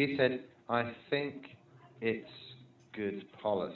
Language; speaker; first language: English; non-native, fluent; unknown